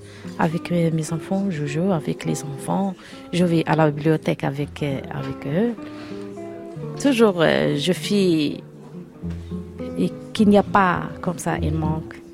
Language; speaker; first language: French; non-native, learner; Arabic